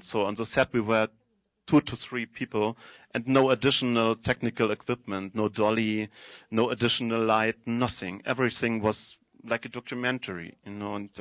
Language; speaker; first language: English; non-native, fluent; German